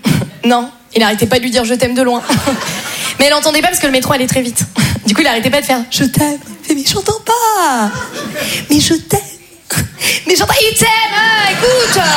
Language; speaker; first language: French; native; French